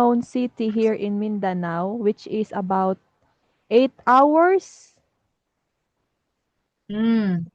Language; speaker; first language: English; non-native, fluent; Filipino